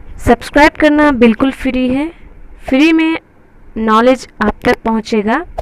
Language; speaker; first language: Hindi; native; Hindi